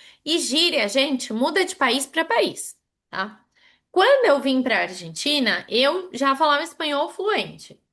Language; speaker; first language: Portuguese; non-native, fluent; Spanish